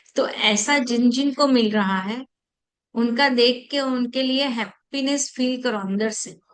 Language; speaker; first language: Hindi; non-native, local second language; Gujarati